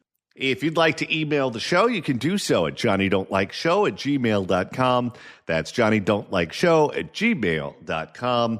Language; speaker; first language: English; native; English